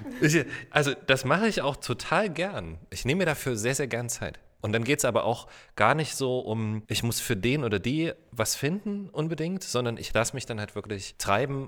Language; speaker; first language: German; native; German